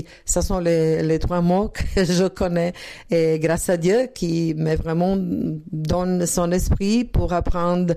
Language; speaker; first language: French; non-native, learner; Croatian